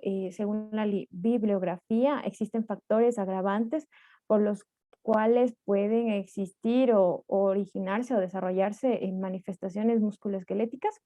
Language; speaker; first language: Spanish; native; Spanish